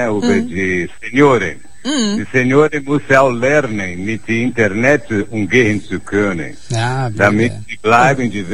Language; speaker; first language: German; non-native, fluent; Portuguese